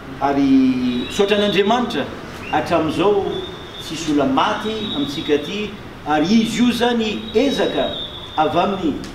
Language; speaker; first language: Malagasy; non-native, local second language; Gujarati